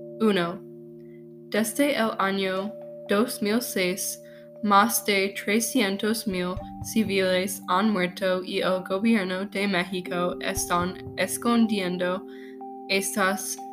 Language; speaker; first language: Spanish; non-native, learner; English